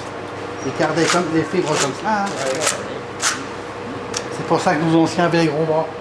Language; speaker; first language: French; native; French